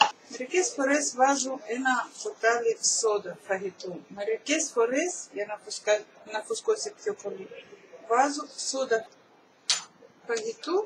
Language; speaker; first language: Greek; non-native, learner; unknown